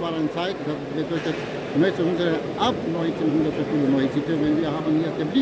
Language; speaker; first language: German; non-native, learner; Albanian